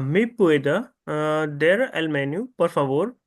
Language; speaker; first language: Spanish; non-native, learner; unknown